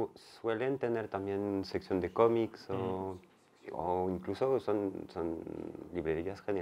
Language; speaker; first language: Spanish; non-native, fluent; French